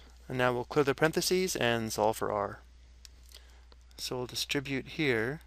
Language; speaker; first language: English; native; English